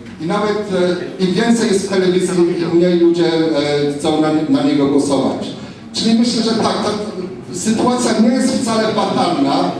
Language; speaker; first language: Polish; non-native, fluent; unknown